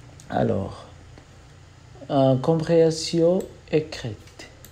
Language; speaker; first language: French; non-native, learner; Kinyarwanda